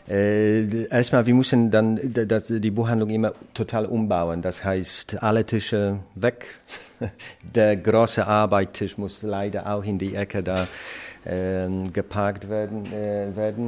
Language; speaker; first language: German; non-native, fluent; Polish